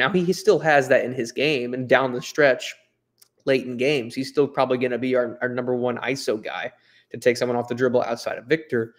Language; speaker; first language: English; native; English